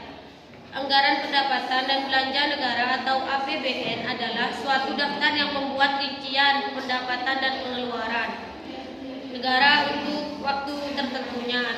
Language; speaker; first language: Indonesian; native; Indonesian